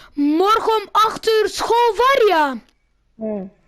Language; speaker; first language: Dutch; early bilingual, other home language; Turkish